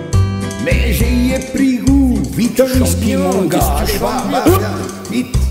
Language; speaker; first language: French; native; French